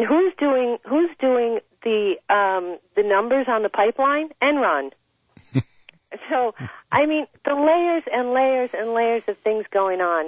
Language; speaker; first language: English; native; English